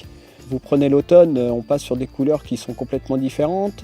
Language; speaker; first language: French; native; French